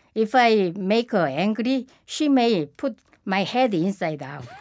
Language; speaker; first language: English; non-native, fluent; Korean